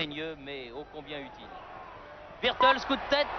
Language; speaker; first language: French; native; French